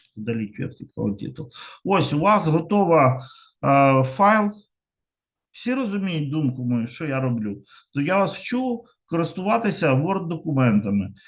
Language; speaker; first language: Ukrainian; non-native, local second language; Russian